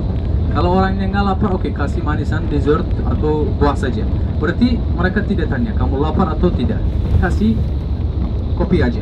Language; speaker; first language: Indonesian; non-native, fluent; Turkish